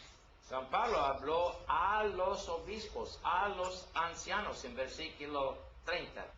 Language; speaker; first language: Spanish; non-native, learner; English